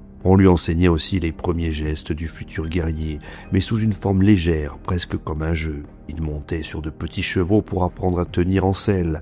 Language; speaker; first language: French; native; French